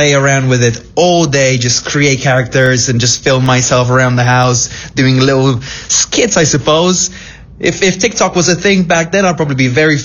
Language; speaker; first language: English; non-native, fluent; Romanian